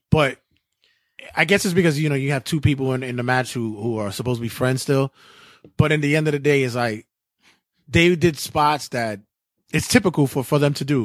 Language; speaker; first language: English; native; English